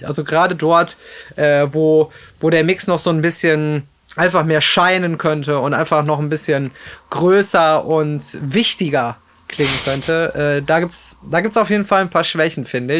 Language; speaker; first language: German; native; German